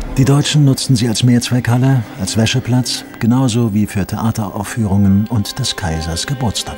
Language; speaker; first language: German; native; German